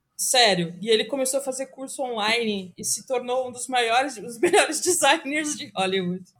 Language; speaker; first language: Portuguese; native; Portuguese